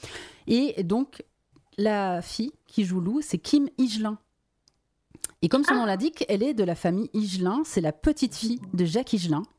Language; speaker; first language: French; native; French